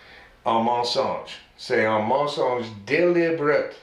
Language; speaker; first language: French; non-native, learner; English